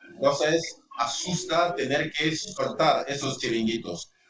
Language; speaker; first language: Spanish; non-native, fluent; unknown